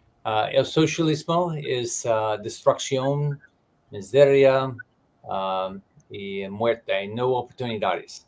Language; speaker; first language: Spanish; non-native, learner; English